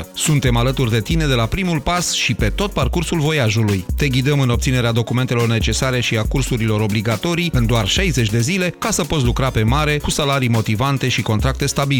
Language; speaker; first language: Romanian; native; Romanian